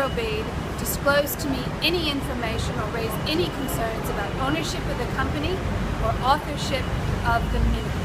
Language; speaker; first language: English; native; English